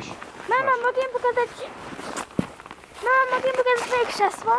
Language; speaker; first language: Polish; early bilingual, heritage; Polish